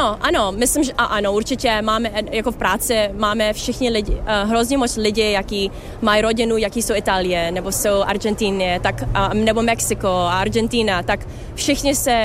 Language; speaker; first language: Czech; early bilingual, heritage; English